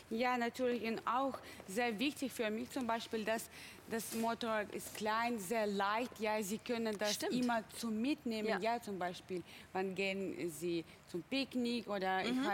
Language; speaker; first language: German; non-native, fluent; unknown